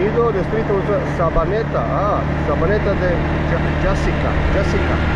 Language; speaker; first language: Spanish; non-native, learner; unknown